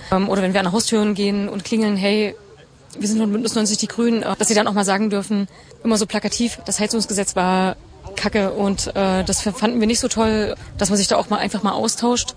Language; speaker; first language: German; native; German